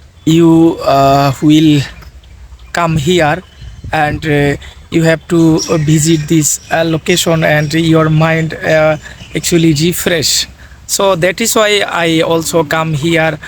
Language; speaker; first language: English; non-native, learner; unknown